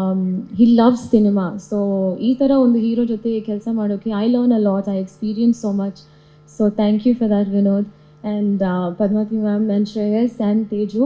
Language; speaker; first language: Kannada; non-native, learner; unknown